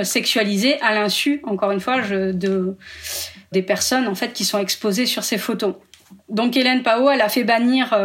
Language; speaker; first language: French; native; French